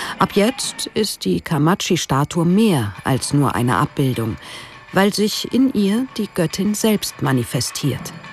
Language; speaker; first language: German; native; German